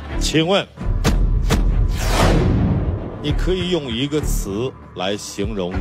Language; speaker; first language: Chinese; native; Chinese